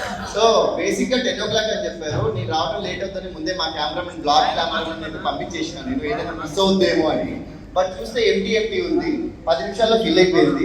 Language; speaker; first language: Telugu; native; Telugu